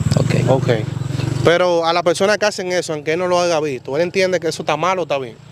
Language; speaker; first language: Spanish; native; Spanish